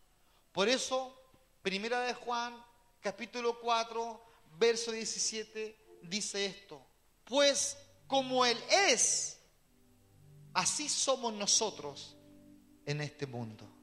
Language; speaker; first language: Spanish; native; Spanish